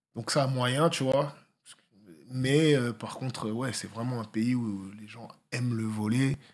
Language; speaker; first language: French; native; French